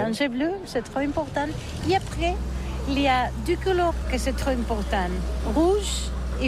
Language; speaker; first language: French; non-native, learner; Catalan